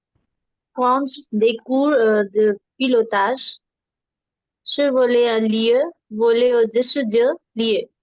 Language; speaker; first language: French; non-native, learner; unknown